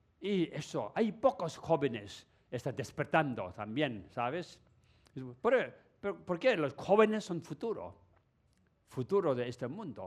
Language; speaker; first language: Spanish; non-native, learner; Tibetan